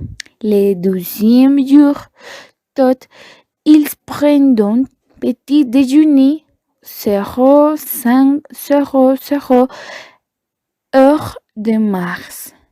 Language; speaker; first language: French; non-native, learner; Spanish